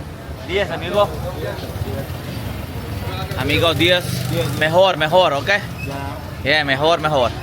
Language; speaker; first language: Spanish; non-native, learner; Pashto